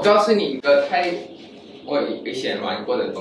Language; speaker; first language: Chinese; non-native, learner; Thai